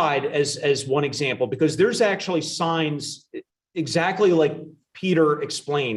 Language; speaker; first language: English; native; English